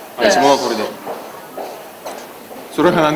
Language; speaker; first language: Japanese; non-native, fluent; Korean